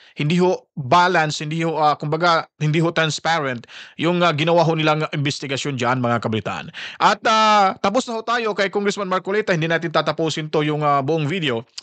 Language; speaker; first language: Filipino; native; Filipino